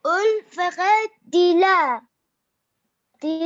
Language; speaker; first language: French; non-native, learner; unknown